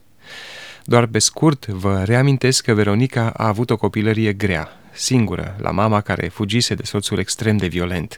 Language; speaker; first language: Romanian; native; Romanian